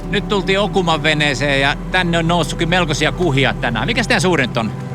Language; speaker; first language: Finnish; native; Finnish